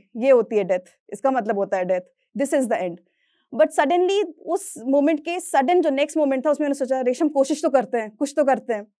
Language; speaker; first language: Hindi; native; Hindi